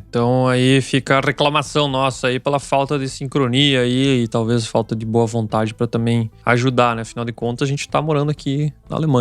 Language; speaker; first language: Portuguese; native; Portuguese